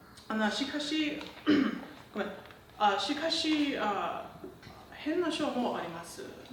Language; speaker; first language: Japanese; non-native, learner; English